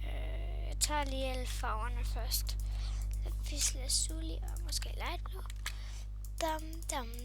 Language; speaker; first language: Danish; native; Danish